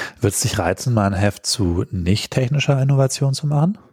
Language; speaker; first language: German; native; German